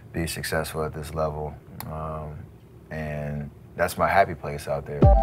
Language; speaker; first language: English; native; English